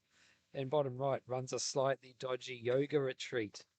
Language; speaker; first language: English; native; English